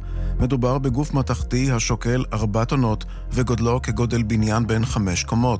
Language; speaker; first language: Hebrew; native; Hebrew